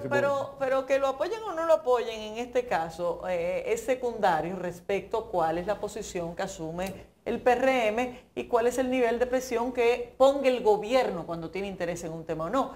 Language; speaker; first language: Spanish; native; Spanish